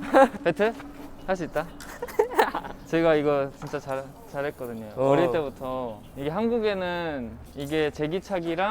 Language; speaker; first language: Korean; native; Korean